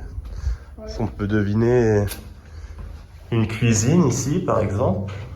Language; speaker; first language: French; native; French